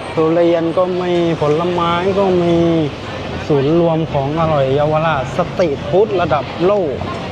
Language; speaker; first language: Thai; native; Thai